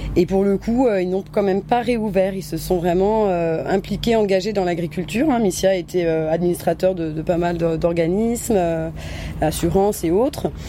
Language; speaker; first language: French; native; French